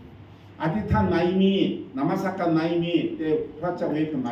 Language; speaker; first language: Thai; non-native, learner; Korean